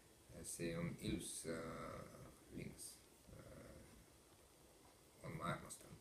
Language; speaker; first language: Estonian; non-native, learner; Russian